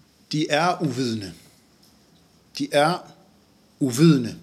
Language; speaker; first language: Danish; non-native, fluent; Arabic